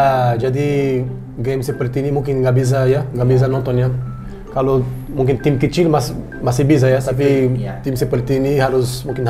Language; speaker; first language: Indonesian; non-native, learner; Portuguese